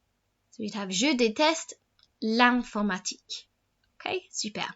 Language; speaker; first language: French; non-native, fluent; English